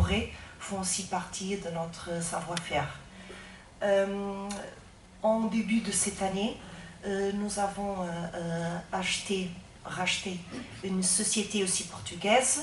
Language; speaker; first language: French; non-native, fluent; Portuguese